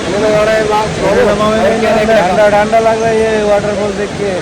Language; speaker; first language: Hindi; non-native, local second language; Malayalam